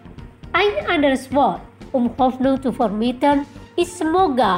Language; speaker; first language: German; non-native, fluent; Indonesian